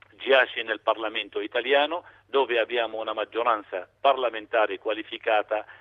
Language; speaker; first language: Italian; non-native, fluent; Arabic